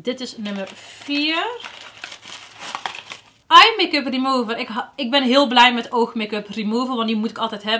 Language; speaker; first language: Dutch; native; Dutch